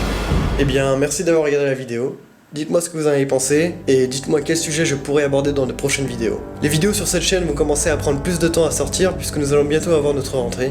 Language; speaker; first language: French; native; French